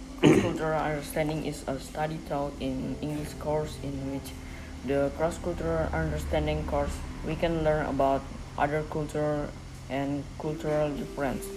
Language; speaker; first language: English; non-native, learner; Indonesian